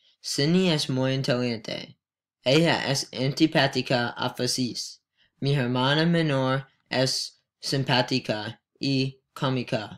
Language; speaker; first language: Spanish; non-native, learner; English